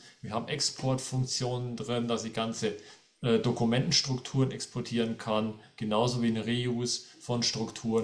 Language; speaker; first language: German; native; German